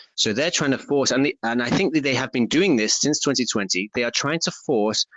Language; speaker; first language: English; native; English